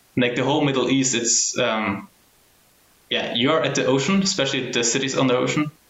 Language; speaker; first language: English; early bilingual, heritage; German